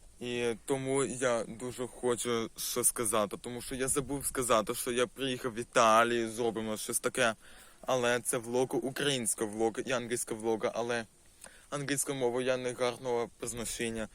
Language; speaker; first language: Ukrainian; non-native, local second language; Russian